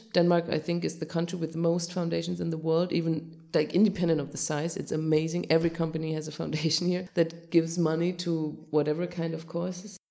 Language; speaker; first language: English; non-native, fluent; German